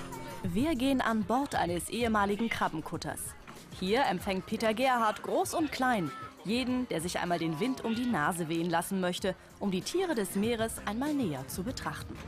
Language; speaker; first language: German; native; German